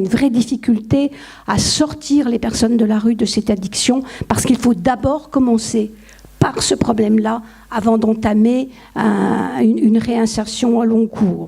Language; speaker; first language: French; native; French